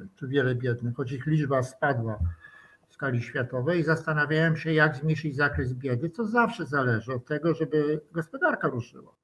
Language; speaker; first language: Polish; native; Polish